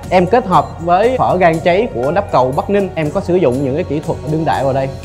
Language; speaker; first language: Vietnamese; native; Vietnamese